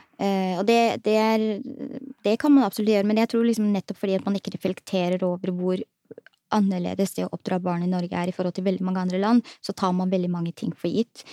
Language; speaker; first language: Norwegian; early bilingual, other home language; Somali